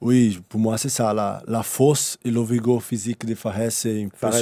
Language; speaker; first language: French; non-native, learner; Portuguese